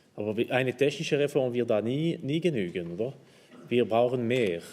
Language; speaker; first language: German; non-native, local second language; French